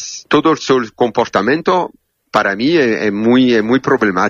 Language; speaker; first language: Spanish; non-native, learner; French